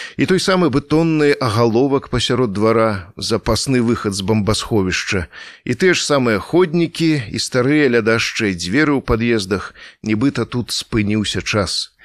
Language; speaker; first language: Belarusian; native; Belarusian